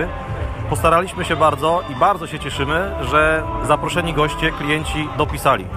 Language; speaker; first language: Polish; native; Polish